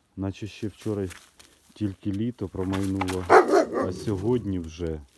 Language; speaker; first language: Ukrainian; non-native, local second language; Russian